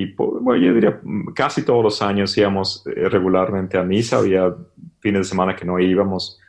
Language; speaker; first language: Spanish; native; Spanish